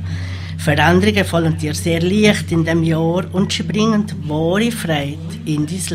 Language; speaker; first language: German; native; German